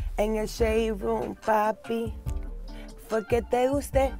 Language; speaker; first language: Spanish; early bilingual, heritage; Spanish